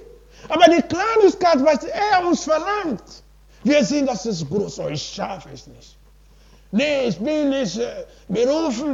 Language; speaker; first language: German; non-native, learner; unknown